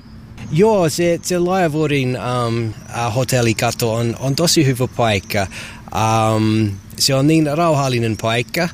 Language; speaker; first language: Finnish; non-native, learner; English